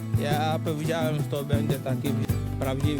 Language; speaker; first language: Polish; non-native, learner; English